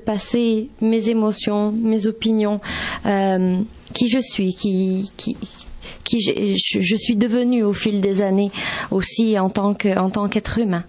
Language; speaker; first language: French; non-native, local second language; Arabic